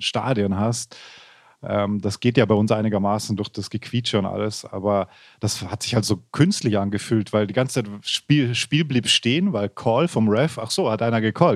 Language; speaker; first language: German; native; German